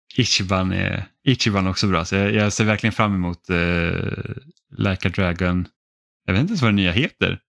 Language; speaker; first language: Swedish; native; Swedish